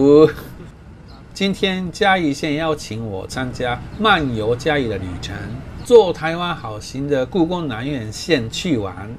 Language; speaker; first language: Chinese; non-native, fluent; Japanese